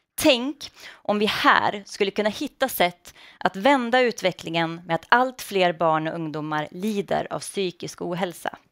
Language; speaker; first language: Swedish; native; Swedish